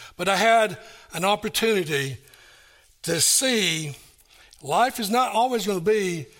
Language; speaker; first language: English; native; English